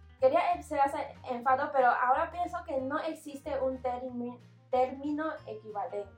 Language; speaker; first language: Spanish; non-native, learner; Chinese